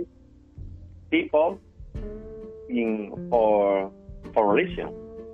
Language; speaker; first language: English; non-native, learner; Spanish